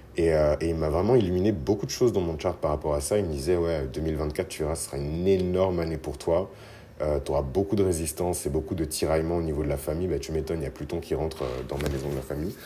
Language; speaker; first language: French; early bilingual, other home language; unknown